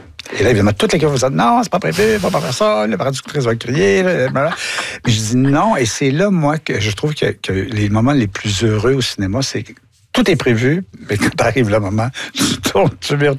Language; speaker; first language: French; native; French